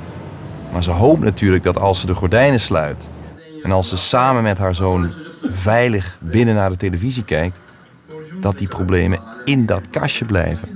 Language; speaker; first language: Dutch; native; Dutch